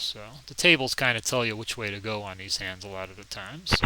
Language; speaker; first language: English; native; English